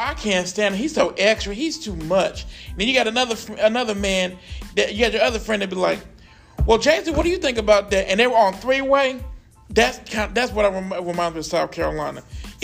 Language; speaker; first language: English; native; English